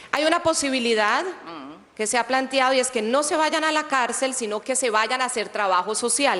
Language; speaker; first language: Spanish; native; Spanish